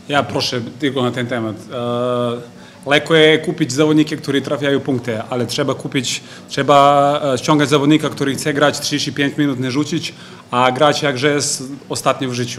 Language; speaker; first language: Polish; non-native, fluent; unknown